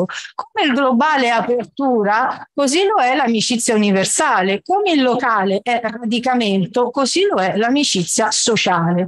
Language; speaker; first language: Italian; native; Italian